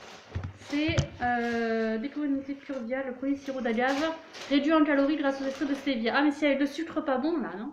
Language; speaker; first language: French; native; French